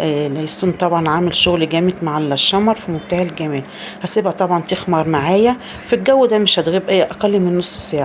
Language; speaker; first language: Arabic; native; Arabic